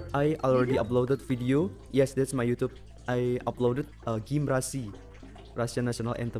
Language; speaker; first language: English; non-native, fluent; Indonesian